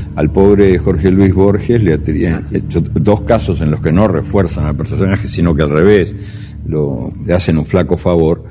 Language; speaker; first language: Spanish; native; Spanish